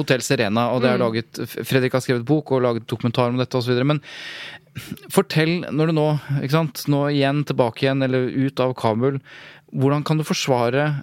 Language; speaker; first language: Norwegian; native; Norwegian